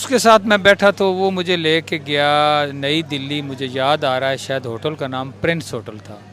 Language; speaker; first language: Urdu; non-native, local second language; Punjabi